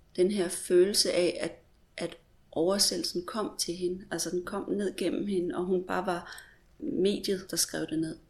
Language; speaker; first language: Danish; native; Danish